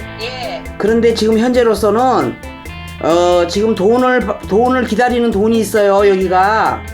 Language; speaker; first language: Korean; native; Korean